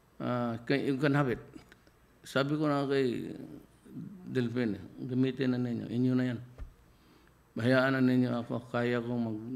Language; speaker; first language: Filipino; non-native, local second language; Cebuano